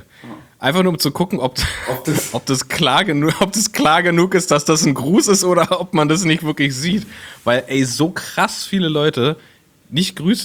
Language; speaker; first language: German; native; German